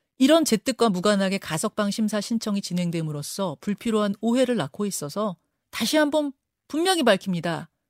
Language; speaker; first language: Korean; native; Korean